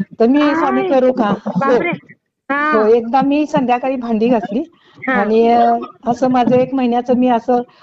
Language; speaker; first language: Marathi; native; Marathi